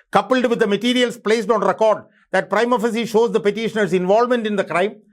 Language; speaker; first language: English; non-native, local second language; Malayalam